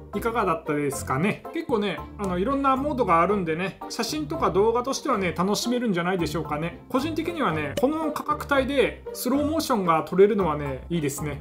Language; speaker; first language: Japanese; native; Japanese